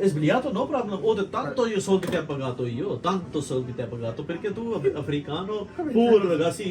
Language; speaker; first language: Italian; non-native, learner; Punjabi